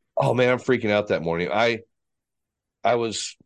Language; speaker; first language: English; native; English